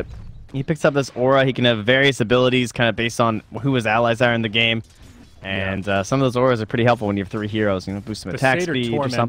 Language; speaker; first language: English; native; English